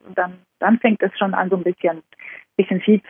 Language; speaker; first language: German; non-native, fluent; Georgian